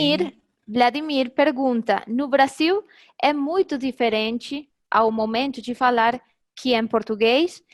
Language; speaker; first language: Portuguese; non-native, fluent; Spanish